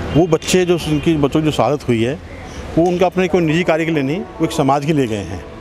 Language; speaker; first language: Hindi; native; Hindi